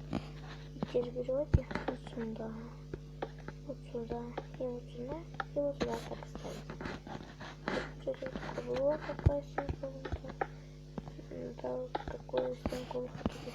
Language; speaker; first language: Russian; native; Russian